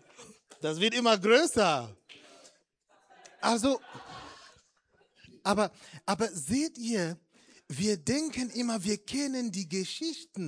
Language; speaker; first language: German; non-native, fluent; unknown